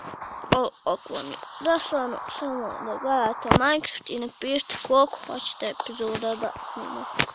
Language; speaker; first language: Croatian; early bilingual, heritage; Bosnian